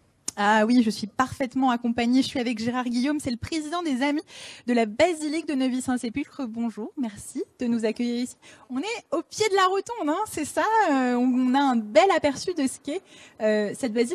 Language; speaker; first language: French; native; French